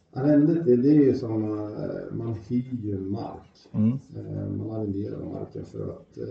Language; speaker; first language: Swedish; native; Swedish